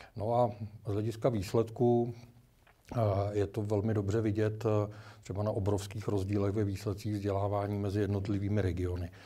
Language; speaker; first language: Czech; native; Czech